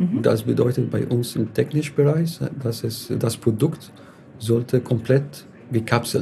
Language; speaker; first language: German; non-native, fluent; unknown